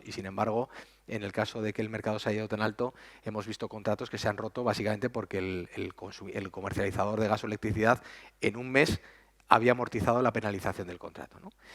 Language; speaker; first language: Spanish; native; Spanish